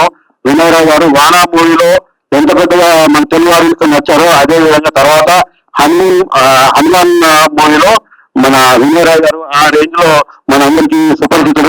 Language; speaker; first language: Telugu; native; Telugu